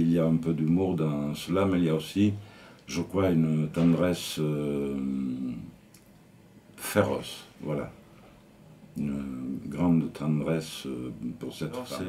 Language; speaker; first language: French; native; French